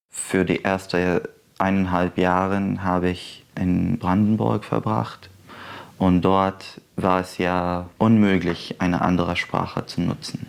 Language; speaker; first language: German; non-native, fluent; Arabic